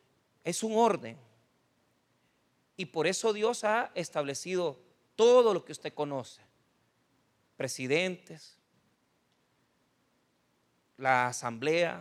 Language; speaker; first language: Spanish; native; Spanish